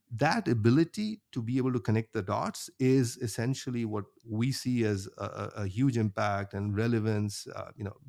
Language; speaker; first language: English; non-native, local second language; Bangla